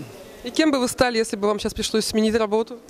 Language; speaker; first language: Russian; native; Russian